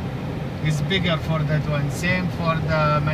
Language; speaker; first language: English; non-native, learner; Arabic